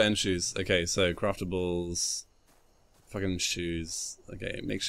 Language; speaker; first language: English; native; English